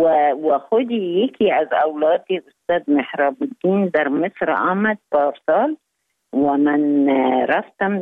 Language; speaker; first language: Persian; non-native, learner; Arabic